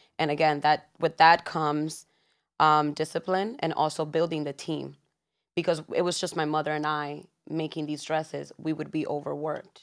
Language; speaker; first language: English; early bilingual, other home language; Spanish